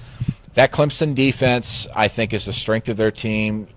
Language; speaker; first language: English; native; English